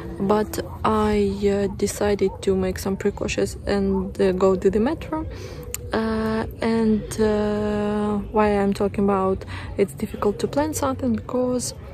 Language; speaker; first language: English; non-native, fluent; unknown